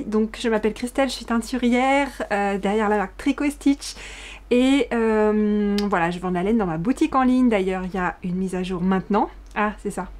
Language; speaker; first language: French; native; French